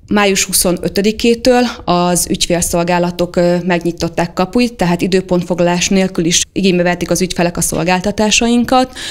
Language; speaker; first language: Hungarian; native; Hungarian